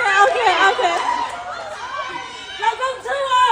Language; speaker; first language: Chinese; non-native, learner; Thai